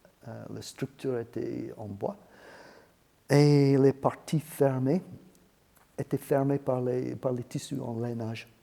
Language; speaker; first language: French; non-native, fluent; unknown